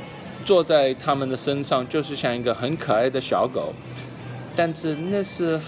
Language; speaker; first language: Chinese; early bilingual, heritage; English